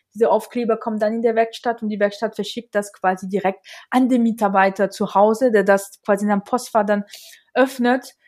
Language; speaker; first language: German; non-native, fluent; French